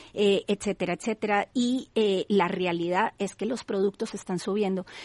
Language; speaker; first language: Spanish; native; Spanish